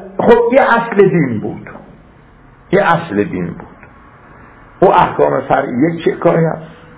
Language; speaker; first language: Persian; native; Persian